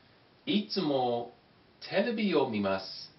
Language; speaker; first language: Japanese; non-native, learner; English